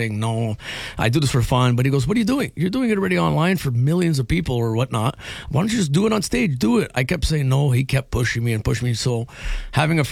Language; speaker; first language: English; native; English